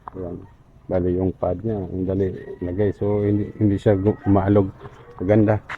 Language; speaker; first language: Filipino; non-native, local second language; Cebuano